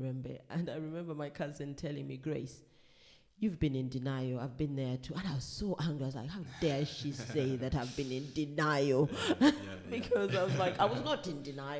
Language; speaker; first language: English; non-native, local second language; Ganda